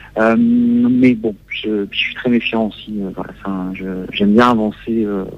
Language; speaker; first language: French; native; French